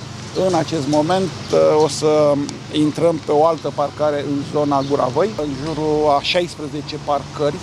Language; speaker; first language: Romanian; native; Romanian